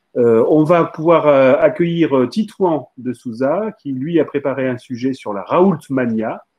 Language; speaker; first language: French; native; French